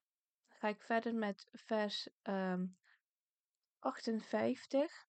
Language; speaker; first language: Dutch; early bilingual, other home language; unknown